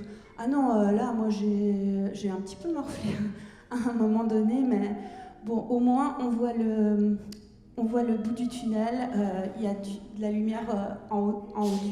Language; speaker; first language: French; native; French